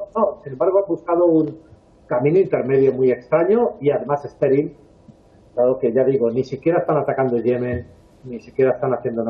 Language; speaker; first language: Spanish; native; Spanish